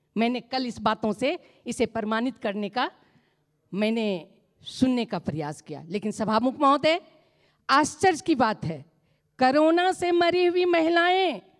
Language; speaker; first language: Hindi; non-native, local second language; Maithili